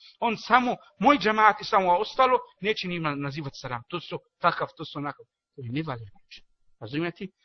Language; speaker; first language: Bosnian; non-native, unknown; Arabic